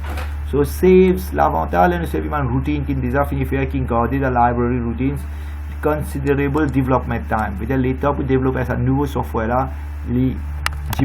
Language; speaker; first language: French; non-native, local second language; Morisyen